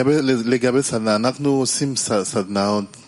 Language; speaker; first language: Hebrew; non-native, learner; French